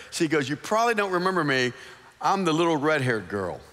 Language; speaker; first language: English; native; English